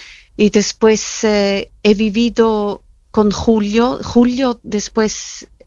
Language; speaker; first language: Spanish; non-native, fluent; German